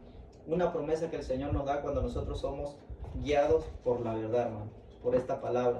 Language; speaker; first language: Spanish; native; Spanish